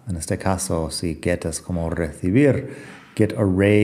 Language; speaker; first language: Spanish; non-native, fluent; English